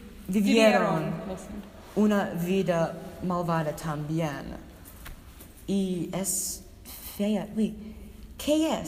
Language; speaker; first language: Spanish; non-native, learner; English